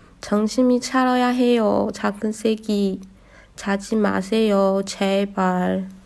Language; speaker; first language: Korean; non-native, learner; Chinese